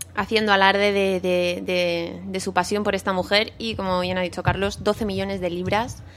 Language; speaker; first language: Spanish; non-native, local second language; Catalan